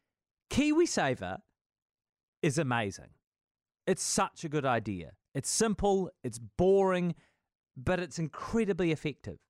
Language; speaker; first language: English; native; English